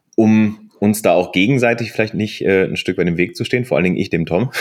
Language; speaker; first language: German; non-native, fluent; Polish